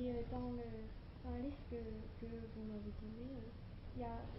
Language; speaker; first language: French; non-native, learner; Chinese